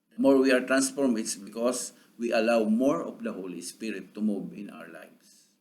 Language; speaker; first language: English; non-native, local second language; Filipino